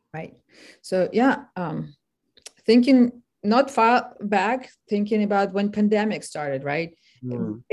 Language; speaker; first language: English; non-native, fluent; Ukrainian